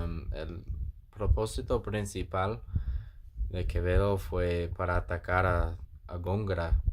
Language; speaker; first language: Spanish; non-native, learner; English